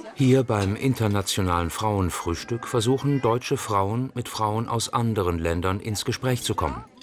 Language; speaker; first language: German; native; German